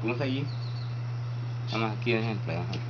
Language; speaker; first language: Spanish; native; Spanish